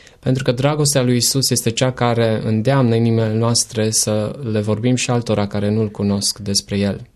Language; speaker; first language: Romanian; native; Romanian